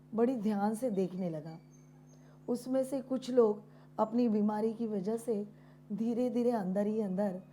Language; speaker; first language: Hindi; non-native, local second language; Marathi